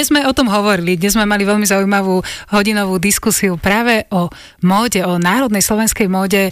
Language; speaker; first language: Slovak; native; Slovak